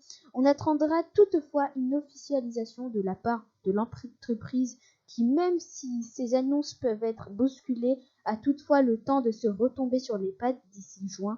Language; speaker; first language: French; native; French